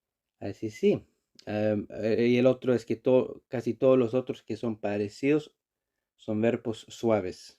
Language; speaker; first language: Spanish; non-native, learner; Icelandic